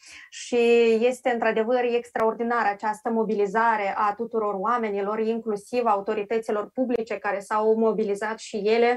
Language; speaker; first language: Romanian; native; Romanian